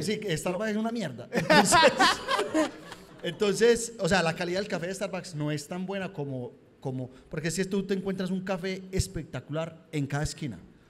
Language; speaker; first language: Spanish; native; Spanish